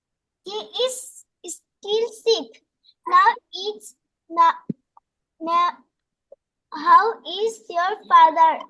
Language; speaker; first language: English; non-native, learner; Bangla